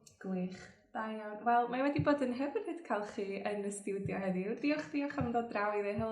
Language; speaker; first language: Welsh; native; Welsh